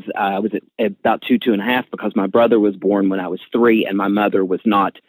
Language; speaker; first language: English; native; English